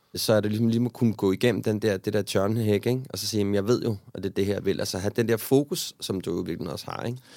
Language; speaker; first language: Danish; native; Danish